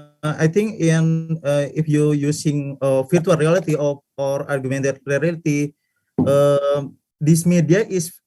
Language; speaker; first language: English; non-native, fluent; Indonesian